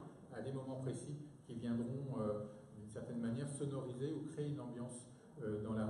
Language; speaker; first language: French; native; French